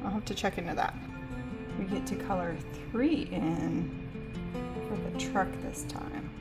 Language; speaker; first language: English; native; English